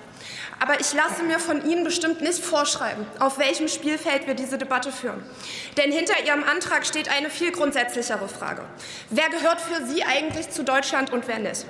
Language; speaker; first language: German; early bilingual, other home language; Arabic